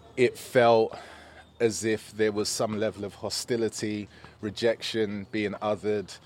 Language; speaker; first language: English; native; English